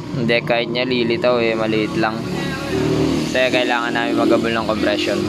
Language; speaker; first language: Filipino; native; Filipino